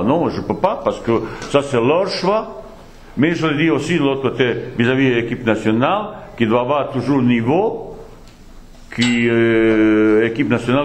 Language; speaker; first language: French; non-native, fluent; Bosnian